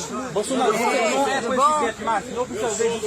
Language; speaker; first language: Portuguese; non-native, learner; Haitian Creole